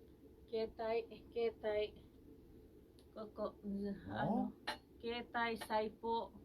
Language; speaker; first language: Japanese; non-native, fluent; Filipino